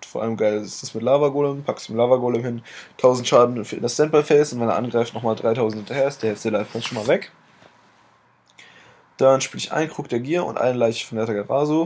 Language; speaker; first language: German; native; German